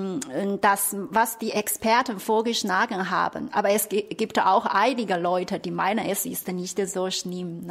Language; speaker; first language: German; non-native, fluent; Chinese